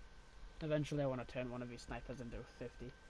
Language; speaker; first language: English; native; English